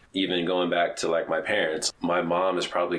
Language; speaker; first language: English; native; English